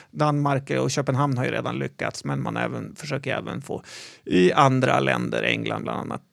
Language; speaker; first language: Swedish; native; Swedish